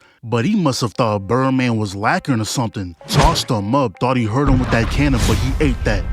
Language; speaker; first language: English; native; English